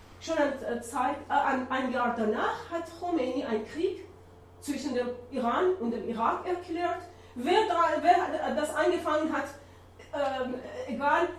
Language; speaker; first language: German; non-native, learner; Persian